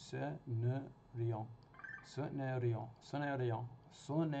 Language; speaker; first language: French; non-native, learner; English